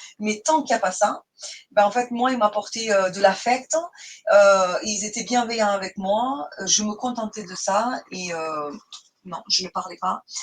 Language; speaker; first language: French; non-native, fluent; Portuguese